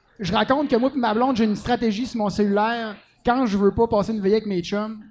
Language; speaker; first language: French; native; French